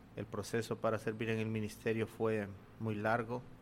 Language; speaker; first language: Spanish; native; Spanish